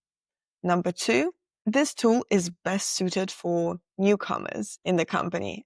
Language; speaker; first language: English; non-native, fluent; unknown